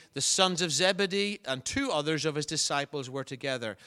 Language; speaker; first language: English; native; English